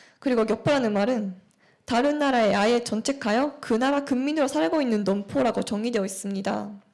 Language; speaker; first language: Korean; early bilingual, heritage; Japanese